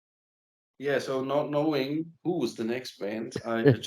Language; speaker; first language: English; non-native, fluent; German